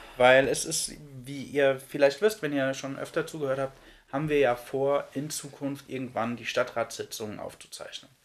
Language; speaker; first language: German; native; German